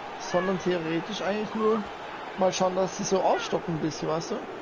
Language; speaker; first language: German; native; German